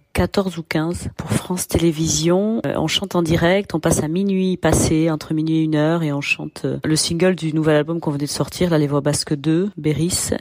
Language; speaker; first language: French; native; French